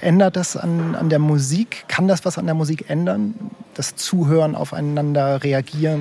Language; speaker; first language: German; native; German